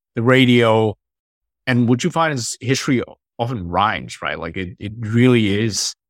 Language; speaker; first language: English; non-native, fluent; Chinese